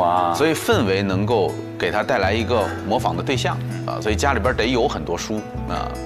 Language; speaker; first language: Chinese; native; Chinese